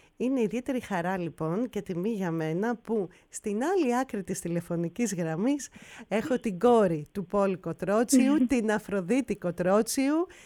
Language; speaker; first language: Greek; native; Greek